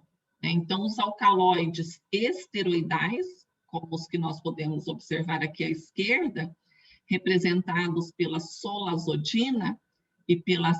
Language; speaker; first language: Portuguese; native; Portuguese